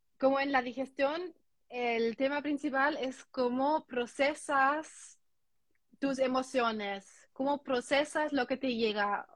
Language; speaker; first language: Spanish; non-native, fluent; German